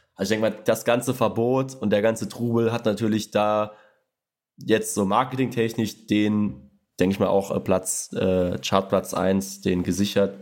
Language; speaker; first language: German; native; German